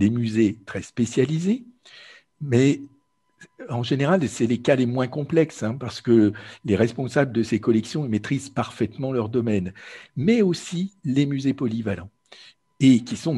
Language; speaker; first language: French; native; French